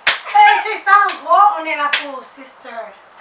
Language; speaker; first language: French; non-native, local second language; Haitian Creole